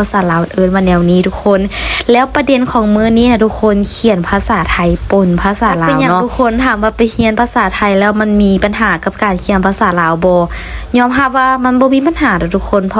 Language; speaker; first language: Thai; non-native, learner; Lao